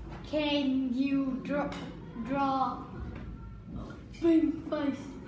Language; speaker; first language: English; non-native, learner; Vietnamese